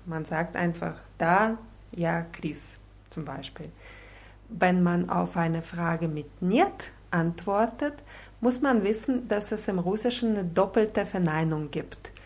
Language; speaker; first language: German; non-native, fluent; Russian